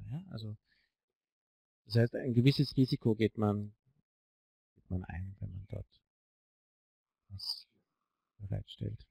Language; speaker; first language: German; native; German